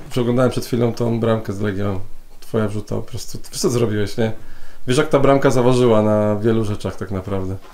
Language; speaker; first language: Polish; native; Polish